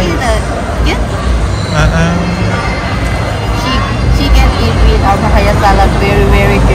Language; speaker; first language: English; non-native, learner; Thai